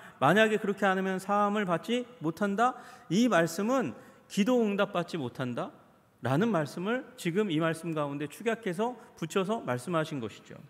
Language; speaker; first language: Korean; native; Korean